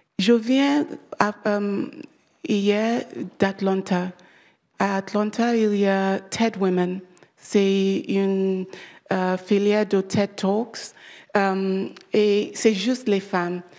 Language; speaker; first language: French; non-native, learner; English